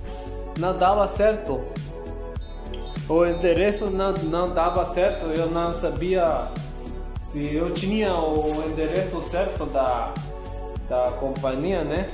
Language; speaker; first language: Portuguese; non-native, learner; Spanish